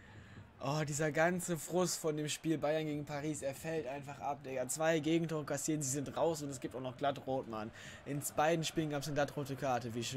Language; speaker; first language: German; native; German